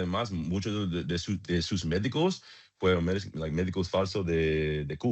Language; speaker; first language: Spanish; non-native, learner; English